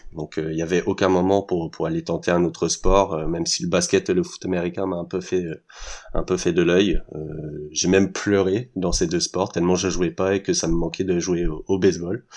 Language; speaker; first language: French; early bilingual, heritage; French